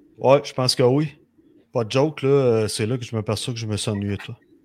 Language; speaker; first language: French; native; French